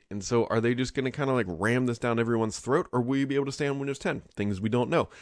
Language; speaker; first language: English; native; English